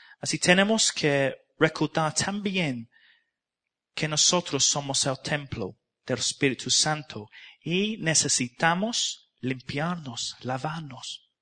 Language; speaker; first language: Spanish; non-native, learner; English